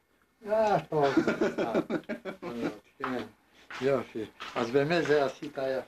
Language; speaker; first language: Hebrew; non-native, fluent; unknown